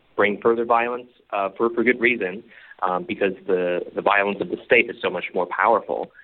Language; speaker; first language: English; non-native, local second language; Cantonese